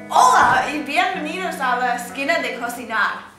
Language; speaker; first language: Spanish; non-native, learner; English